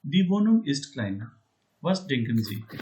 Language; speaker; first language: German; non-native, learner; Hindi